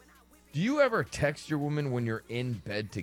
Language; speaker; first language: English; native; English